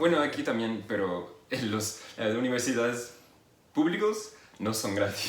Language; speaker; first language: Spanish; non-native, fluent; English